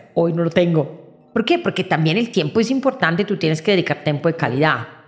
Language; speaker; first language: Spanish; non-native, fluent; Italian